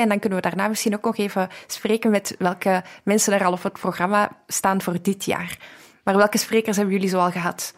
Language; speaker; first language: Dutch; native; Dutch